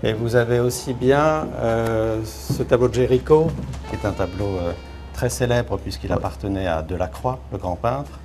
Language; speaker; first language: French; native; French